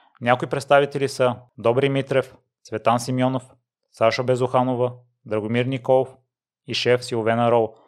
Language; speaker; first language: Bulgarian; native; Bulgarian